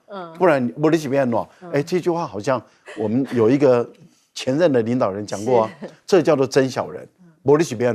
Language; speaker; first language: Chinese; native; Chinese